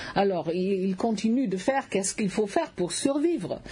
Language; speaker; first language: French; non-native, fluent; German